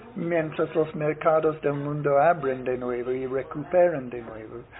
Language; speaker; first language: Spanish; non-native, fluent; English